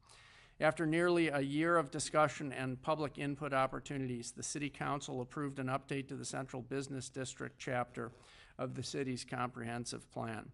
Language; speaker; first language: English; native; English